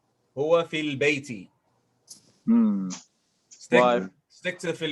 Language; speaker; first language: Arabic; non-native, fluent; English